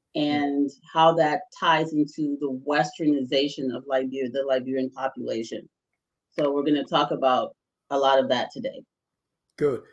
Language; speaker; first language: English; early bilingual, other home language; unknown